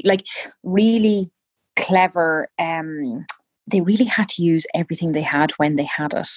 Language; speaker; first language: English; native; English